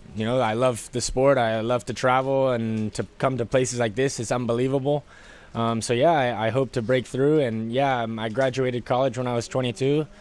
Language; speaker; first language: English; native; English